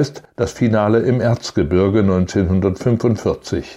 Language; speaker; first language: German; native; German